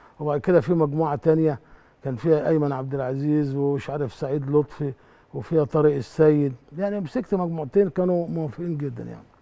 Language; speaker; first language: Arabic; native; Arabic